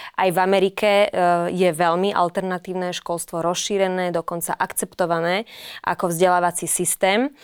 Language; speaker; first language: Slovak; native; Slovak